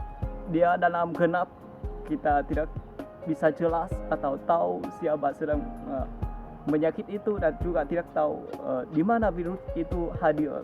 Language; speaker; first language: Indonesian; non-native, learner; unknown